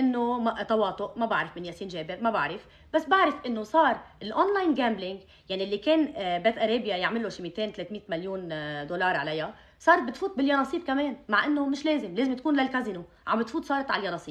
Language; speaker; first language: Arabic; native; Arabic